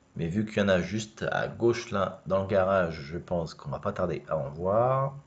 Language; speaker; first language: French; native; French